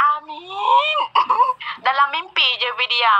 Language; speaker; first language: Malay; non-native, learner; Vietnamese